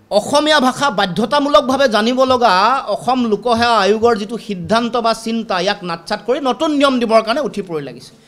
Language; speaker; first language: Assamese; native; Assamese